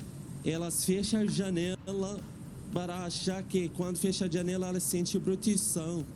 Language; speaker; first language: Portuguese; non-native, fluent; Arabic